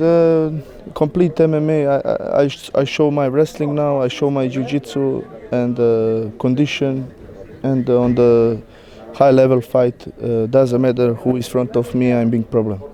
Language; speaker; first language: English; non-native, learner; Croatian